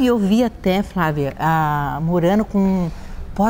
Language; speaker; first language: Portuguese; native; Portuguese